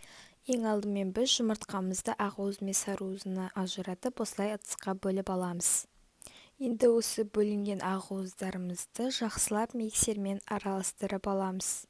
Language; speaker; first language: Kazakh; native; Kazakh